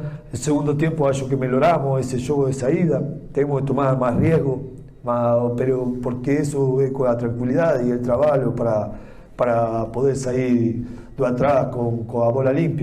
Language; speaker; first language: Portuguese; non-native, fluent; Spanish